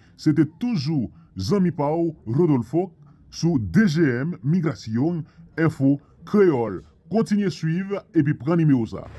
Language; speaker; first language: Haitian Creole; non-native, fluent; Spanish